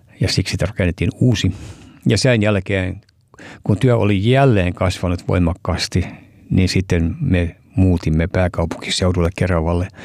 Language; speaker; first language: Finnish; early bilingual, heritage; Finnish